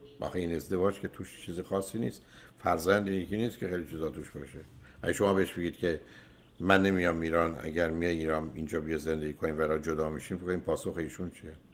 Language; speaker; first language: Persian; native; Persian